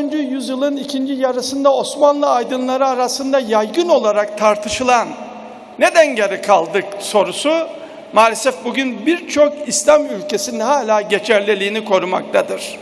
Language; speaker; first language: Turkish; native; Turkish